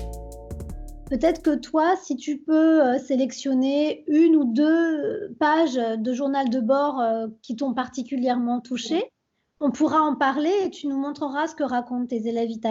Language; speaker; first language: French; native; French